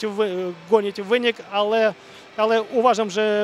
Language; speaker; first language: Polish; non-native, fluent; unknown